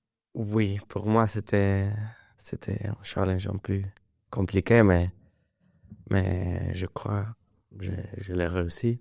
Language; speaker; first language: French; non-native, learner; Spanish